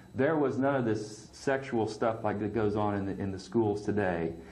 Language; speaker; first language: English; native; English